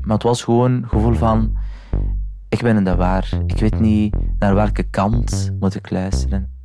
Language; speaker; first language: Dutch; non-native, fluent; Arabic